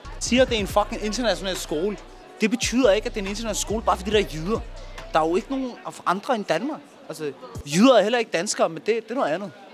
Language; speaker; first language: Danish; early bilingual, other home language; Turkish